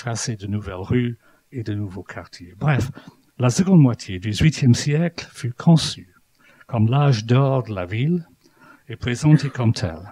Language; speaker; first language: French; non-native, fluent; English